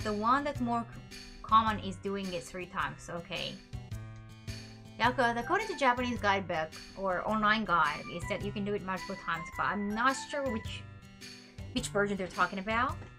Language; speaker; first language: English; non-native, fluent; Japanese